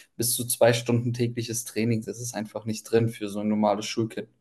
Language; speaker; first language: German; early bilingual, other home language; Ukrainian